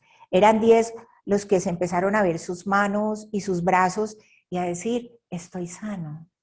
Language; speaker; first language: Spanish; native; Spanish